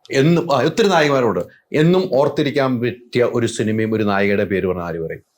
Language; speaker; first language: Malayalam; native; Malayalam